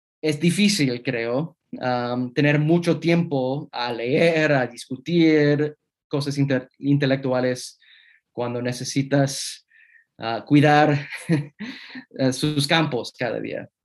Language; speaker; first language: Spanish; non-native, fluent; English